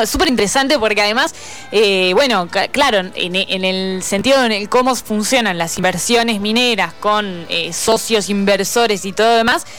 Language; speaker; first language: Spanish; native; Spanish